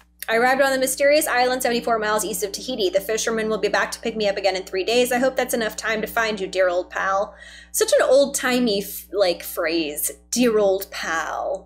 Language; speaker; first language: English; native; English